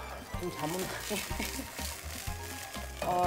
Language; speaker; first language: Korean; non-native, learner; English